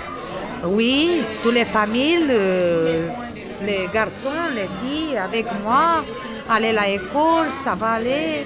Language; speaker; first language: French; non-native, learner; Romanian